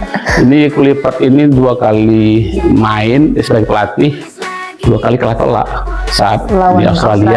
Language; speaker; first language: Indonesian; native; Indonesian